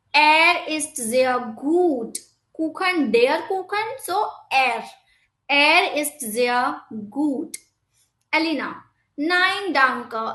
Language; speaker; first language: German; non-native, fluent; Hindi